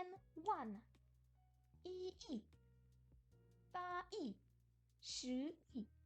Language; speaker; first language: Chinese; non-native, learner; French